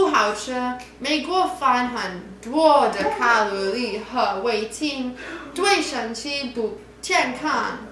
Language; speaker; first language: Chinese; non-native, learner; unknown